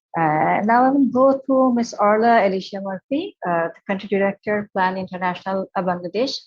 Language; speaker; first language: English; non-native, local second language; Bangla